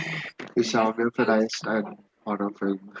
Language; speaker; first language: German; non-native, learner; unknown